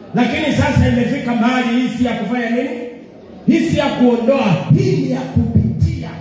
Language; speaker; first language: Swahili; non-native, local second language; Luyia